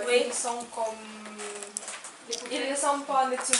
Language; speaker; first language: French; non-native, learner; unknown